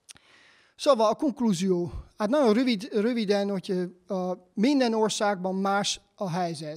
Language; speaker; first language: Hungarian; non-native, fluent; Dutch